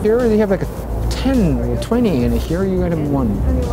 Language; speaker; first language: English; non-native, fluent; Japanese